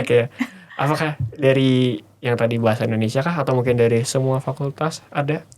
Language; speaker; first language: Indonesian; native; Indonesian